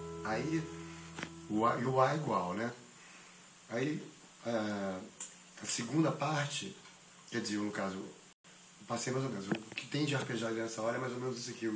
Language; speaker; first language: Portuguese; native; Portuguese